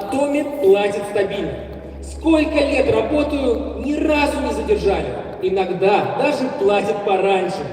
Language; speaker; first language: Russian; native; Russian